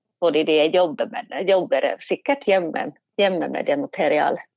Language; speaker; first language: Norwegian; non-native, fluent; Finnish